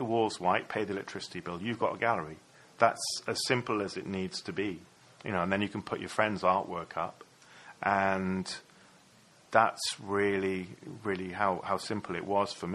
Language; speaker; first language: English; native; English